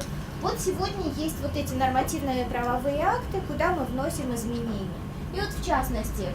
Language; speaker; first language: Russian; native; Russian